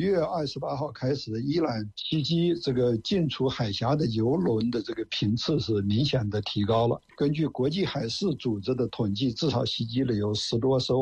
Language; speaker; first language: Chinese; native; Chinese